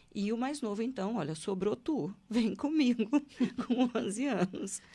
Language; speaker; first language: Portuguese; native; Portuguese